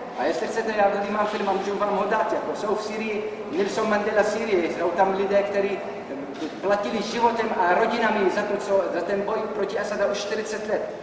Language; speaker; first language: Czech; non-native, fluent; Arabic